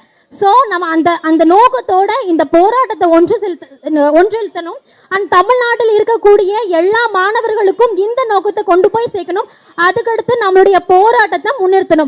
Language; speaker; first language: Tamil; native; Tamil